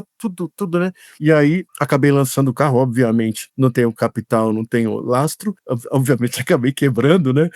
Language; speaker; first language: Portuguese; native; Portuguese